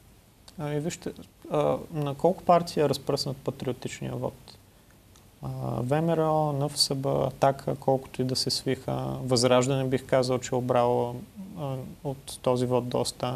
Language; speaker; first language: Bulgarian; native; Bulgarian